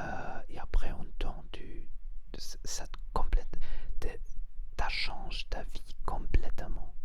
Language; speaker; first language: French; non-native, learner; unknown